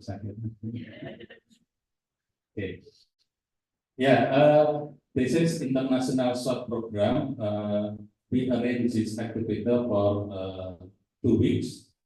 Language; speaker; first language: English; non-native, fluent; Indonesian